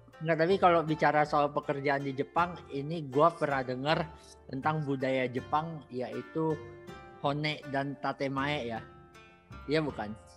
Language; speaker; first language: Indonesian; native; Indonesian